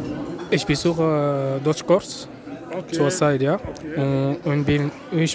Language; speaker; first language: German; non-native, learner; Arabic